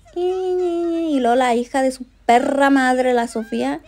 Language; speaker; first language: Spanish; early bilingual, heritage; Spanish